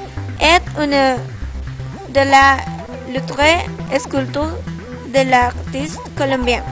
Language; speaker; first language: French; non-native, learner; Spanish